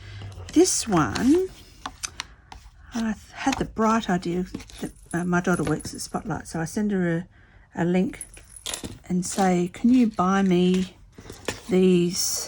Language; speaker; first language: English; native; English